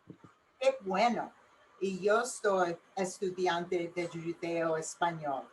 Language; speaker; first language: Spanish; non-native, learner; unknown